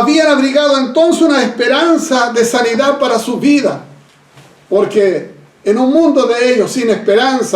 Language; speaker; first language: Spanish; native; Spanish